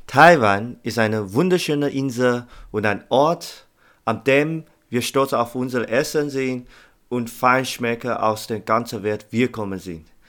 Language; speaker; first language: German; non-native, learner; Chinese